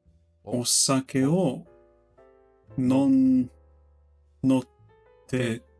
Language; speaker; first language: Japanese; non-native, learner; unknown